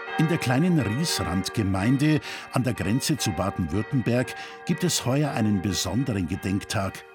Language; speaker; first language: German; native; German